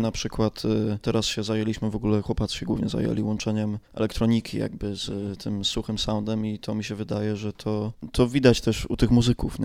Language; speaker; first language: Polish; native; Polish